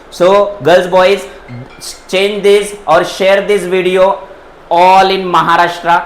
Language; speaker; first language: Hindi; non-native, local second language; Marathi